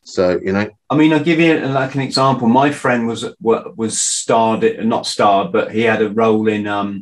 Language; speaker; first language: English; native; English